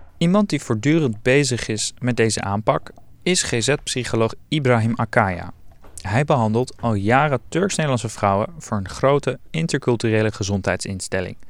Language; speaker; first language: Dutch; early bilingual, other home language; Turkish